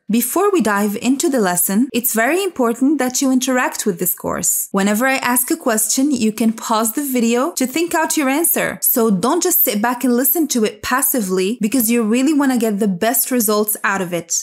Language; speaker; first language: English; non-native, fluent; Arabic